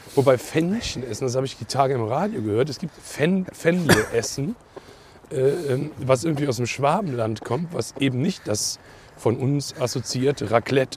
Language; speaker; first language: German; native; German